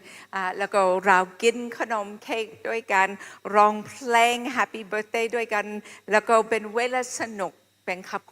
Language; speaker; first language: Thai; non-native, fluent; English